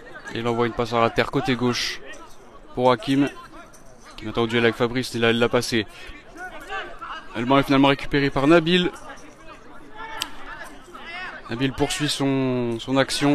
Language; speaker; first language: French; native; French